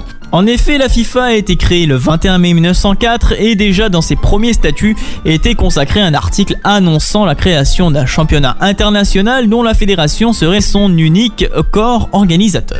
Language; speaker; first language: French; native; French